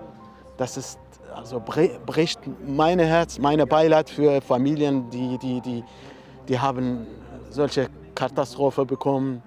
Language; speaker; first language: German; non-native, learner; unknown